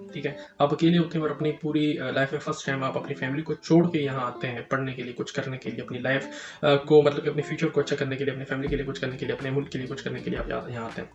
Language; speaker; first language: Urdu; native; Urdu